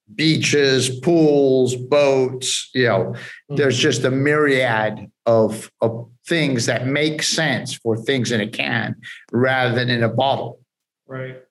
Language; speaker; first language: English; early bilingual, other home language; Spanish